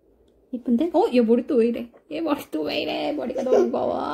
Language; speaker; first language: Korean; native; Korean